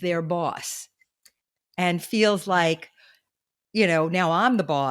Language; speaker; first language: English; native; English